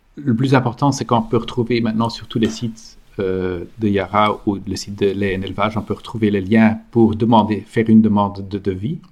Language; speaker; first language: French; native; French